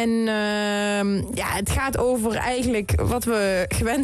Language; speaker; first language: Dutch; native; Dutch